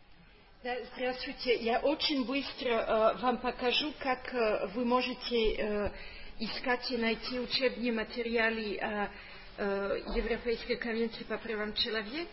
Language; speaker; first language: Russian; non-native, fluent; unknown